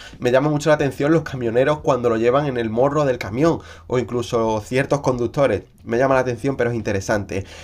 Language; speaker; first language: Spanish; native; Spanish